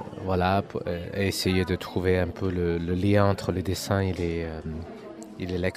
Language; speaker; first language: French; non-native, fluent; Chinese